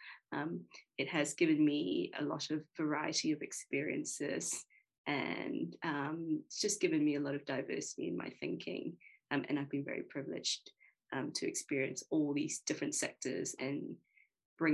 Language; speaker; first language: English; native; English